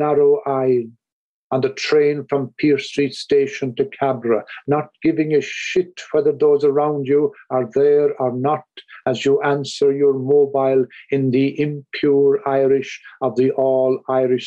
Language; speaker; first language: English; native; English